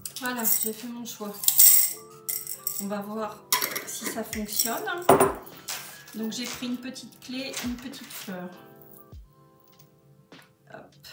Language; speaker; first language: French; native; French